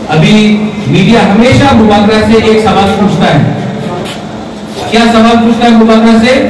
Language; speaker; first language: Hindi; non-native, local second language; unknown